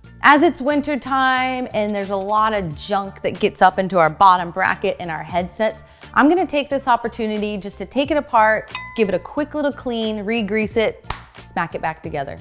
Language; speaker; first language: English; native; English